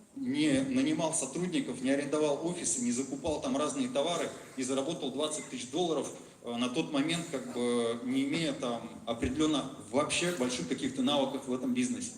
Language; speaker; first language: Russian; native; Russian